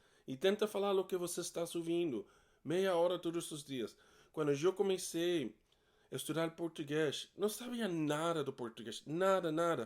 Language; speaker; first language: Portuguese; non-native, learner; English